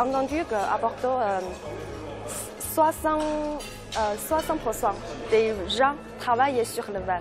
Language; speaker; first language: French; non-native, learner; Chinese